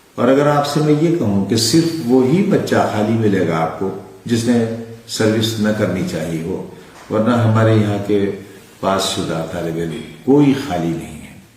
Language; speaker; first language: Urdu; native; Urdu